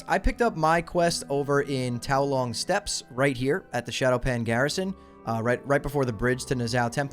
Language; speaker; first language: English; native; English